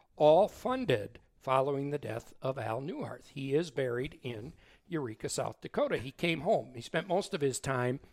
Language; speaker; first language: English; native; English